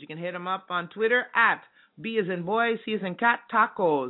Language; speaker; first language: English; native; English